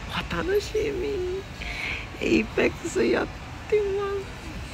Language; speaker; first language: Japanese; non-native, learner; English